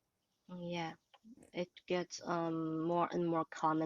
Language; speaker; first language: English; non-native, learner; Chinese